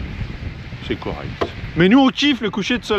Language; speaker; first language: French; native; French